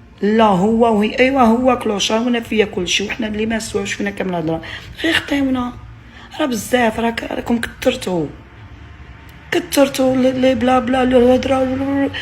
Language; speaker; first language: Arabic; native; Arabic